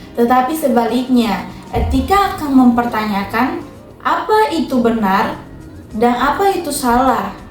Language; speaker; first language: Indonesian; non-native, local second language; Tetum